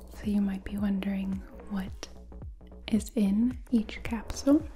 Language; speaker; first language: English; native; English